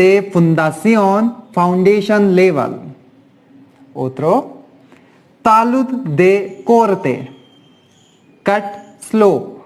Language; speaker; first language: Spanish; non-native, learner; Hindi